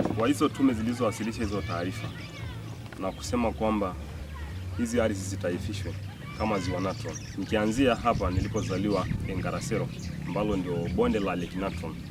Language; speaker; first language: Swahili; non-native, local second language; Masai